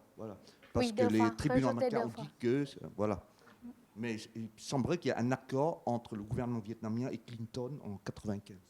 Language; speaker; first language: French; native; French